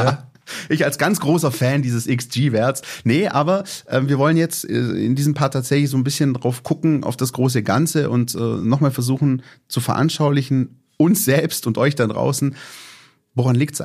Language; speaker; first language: German; native; German